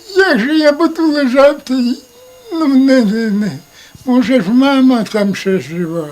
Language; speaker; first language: Ukrainian; native; Ukrainian